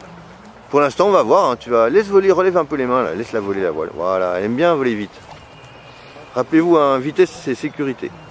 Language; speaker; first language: French; native; French